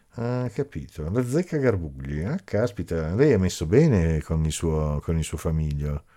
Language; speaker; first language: Italian; native; Italian